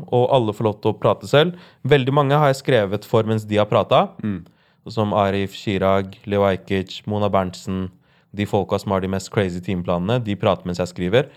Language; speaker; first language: Norwegian; native; Norwegian